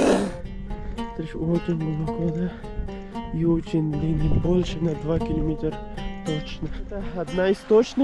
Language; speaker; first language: Russian; non-native, learner; Persian